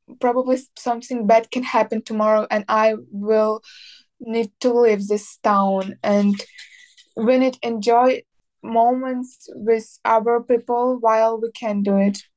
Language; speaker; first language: English; non-native, learner; Ukrainian